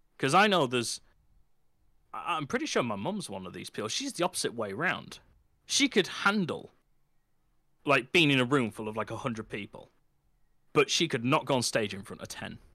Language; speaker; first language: English; native; English